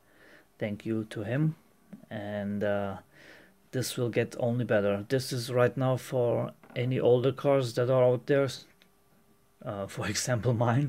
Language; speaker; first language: English; non-native, fluent; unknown